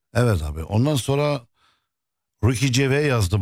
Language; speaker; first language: Turkish; non-native, fluent; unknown